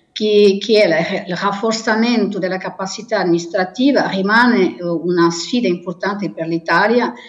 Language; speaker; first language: Italian; non-native, fluent; Portuguese